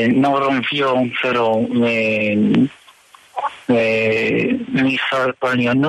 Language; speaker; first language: Spanish; early bilingual, heritage; Spanish